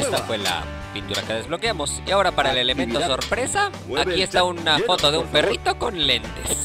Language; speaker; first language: Spanish; native; Spanish